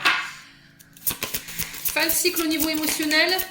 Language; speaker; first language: French; native; French